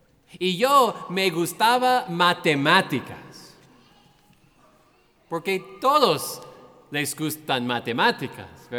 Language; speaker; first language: Spanish; non-native, fluent; English